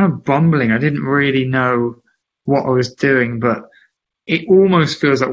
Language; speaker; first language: English; native; English